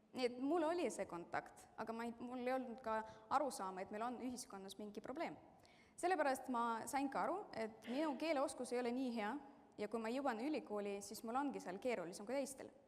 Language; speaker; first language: Estonian; non-native, local second language; Russian